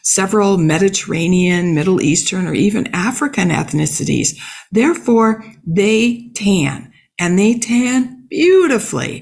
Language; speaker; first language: English; native; English